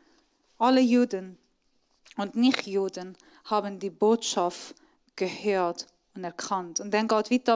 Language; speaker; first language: German; non-native, fluent; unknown